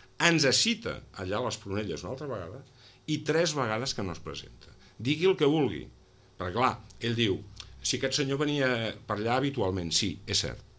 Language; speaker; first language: Catalan; non-native, local second language; Spanish